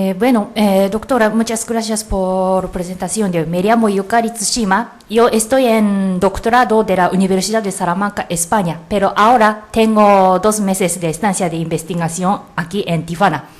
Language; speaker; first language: Spanish; non-native, learner; Japanese